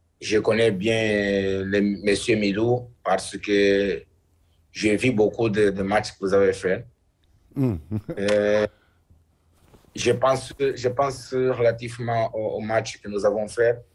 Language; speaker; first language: French; non-native, learner; Portuguese